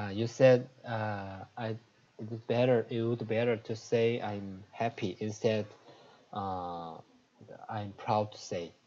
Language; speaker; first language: English; non-native, learner; Korean